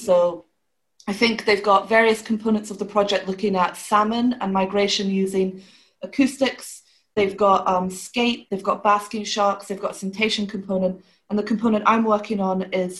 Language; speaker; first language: English; native; English